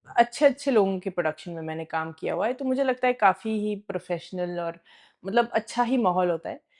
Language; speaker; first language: Hindi; non-native, fluent; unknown